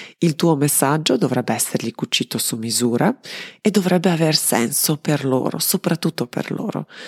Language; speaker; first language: Italian; non-native, fluent; Serbian